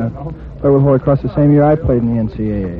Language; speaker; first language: English; native; English